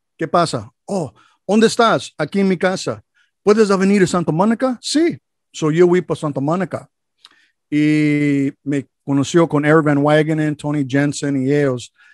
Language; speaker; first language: Spanish; non-native, learner; English